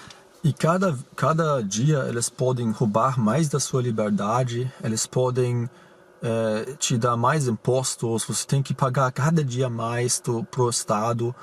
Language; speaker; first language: Portuguese; non-native, fluent; German